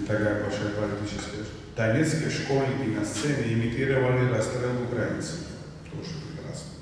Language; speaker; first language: Russian; non-native, fluent; Georgian